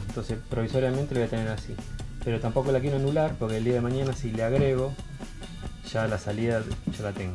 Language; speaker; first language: Spanish; native; Spanish